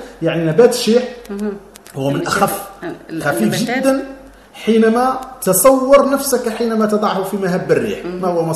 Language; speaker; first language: Arabic; native; Arabic